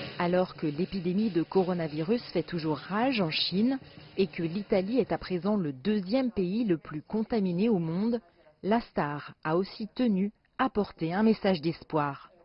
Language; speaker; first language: French; native; French